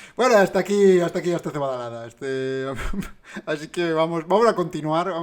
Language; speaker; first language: Spanish; non-native, local second language; Galician